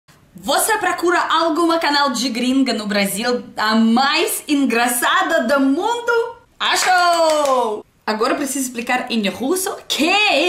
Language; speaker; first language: Portuguese; non-native, learner; Russian